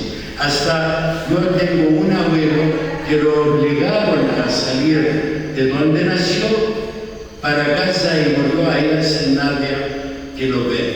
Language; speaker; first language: Spanish; non-native, fluent; Arabic